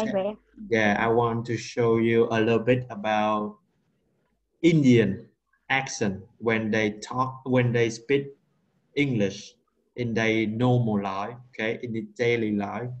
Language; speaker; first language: English; non-native, learner; Vietnamese